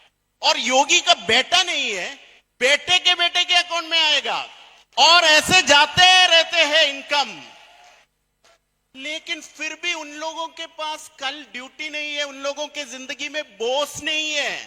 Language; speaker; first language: Hindi; non-native, learner; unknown